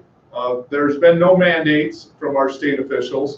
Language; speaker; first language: English; native; English